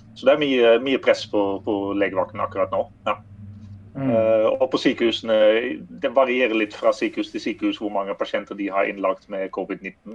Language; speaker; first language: Norwegian; non-native, fluent; Dutch